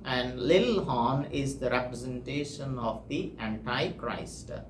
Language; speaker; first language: English; non-native, local second language; Telugu